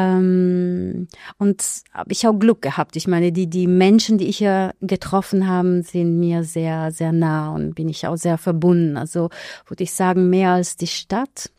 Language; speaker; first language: German; non-native, fluent; Italian